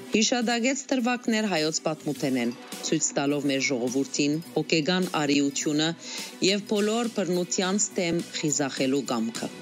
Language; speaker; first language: Armenian; early bilingual, heritage; Armenian